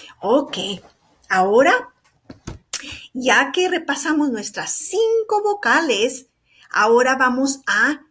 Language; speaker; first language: Spanish; early bilingual, heritage; Spanish